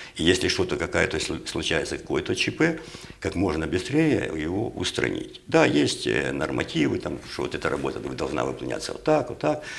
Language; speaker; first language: Russian; native; Russian